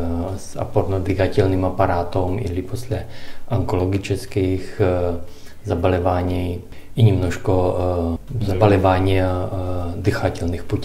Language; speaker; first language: Russian; non-native, learner; Czech